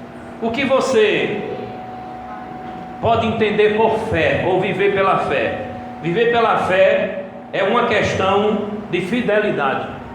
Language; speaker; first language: Portuguese; native; Portuguese